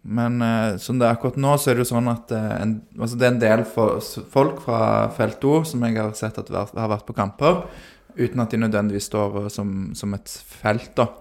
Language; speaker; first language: Norwegian; native; Norwegian